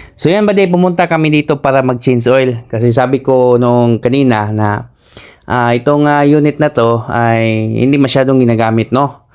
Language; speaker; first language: Filipino; non-native, local second language; Cebuano